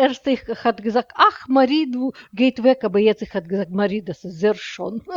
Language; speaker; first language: German; non-native, learner; Russian